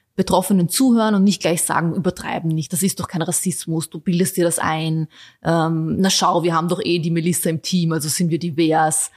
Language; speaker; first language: German; early bilingual, other home language; Bosnian